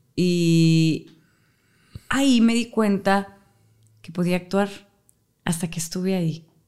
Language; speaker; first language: Spanish; native; Spanish